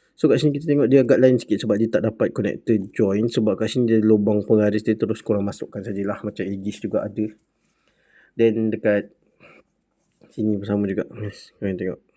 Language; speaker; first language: Malay; native; Malay